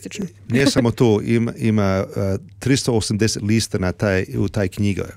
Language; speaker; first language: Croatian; early bilingual, heritage; Serbian